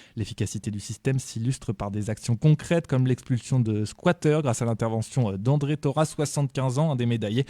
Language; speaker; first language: French; native; French